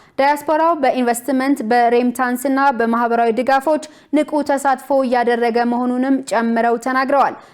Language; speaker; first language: Amharic; native; Amharic